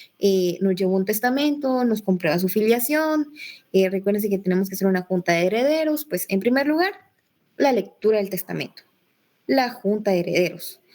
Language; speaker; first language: Spanish; native; Spanish